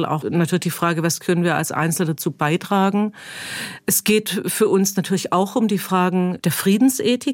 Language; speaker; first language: German; native; German